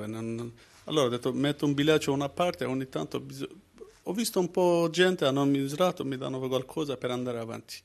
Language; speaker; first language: Italian; non-native, learner; Kurdish